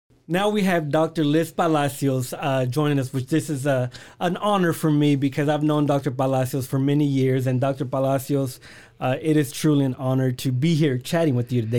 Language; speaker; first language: English; early bilingual, other home language; Spanish